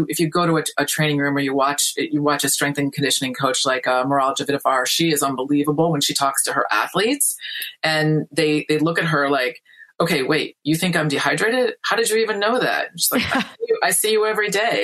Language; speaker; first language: English; native; English